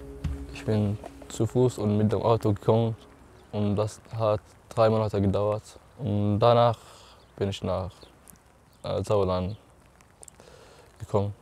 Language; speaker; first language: German; non-native, learner; Arabic